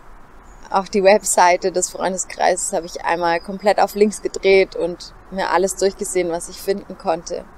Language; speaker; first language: German; native; German